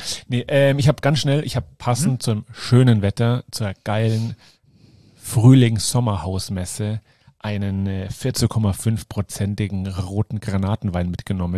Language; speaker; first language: German; native; German